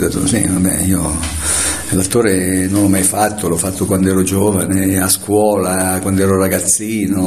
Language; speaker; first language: Italian; native; Italian